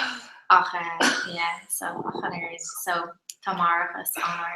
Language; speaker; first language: Irish; non-native, local second language; English